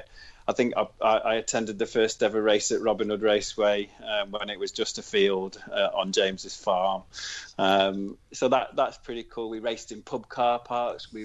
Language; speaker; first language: English; native; English